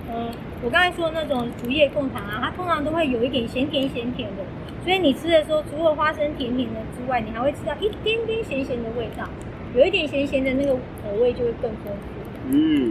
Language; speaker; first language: Chinese; native; Chinese